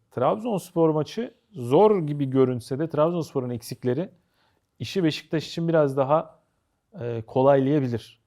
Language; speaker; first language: Turkish; native; Turkish